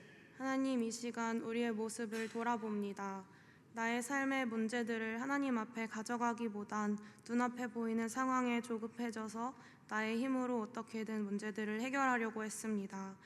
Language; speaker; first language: Korean; native; Korean